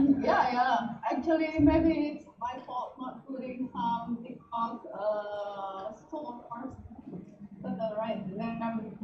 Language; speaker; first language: English; non-native, fluent; Indonesian